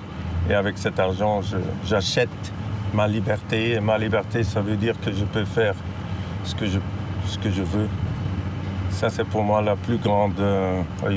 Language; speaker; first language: French; non-native, fluent; Dutch